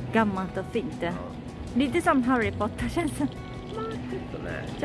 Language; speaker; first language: Swedish; non-native, learner; Japanese